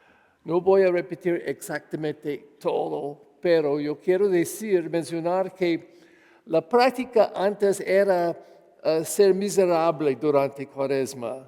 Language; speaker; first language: Spanish; non-native, fluent; English